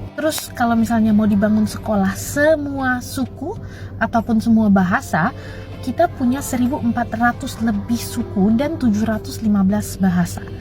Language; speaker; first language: Indonesian; native; Indonesian